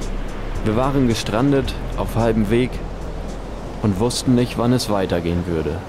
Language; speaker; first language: German; native; German